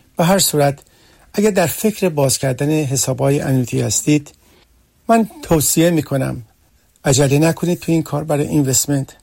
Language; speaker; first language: Persian; early bilingual, heritage; Persian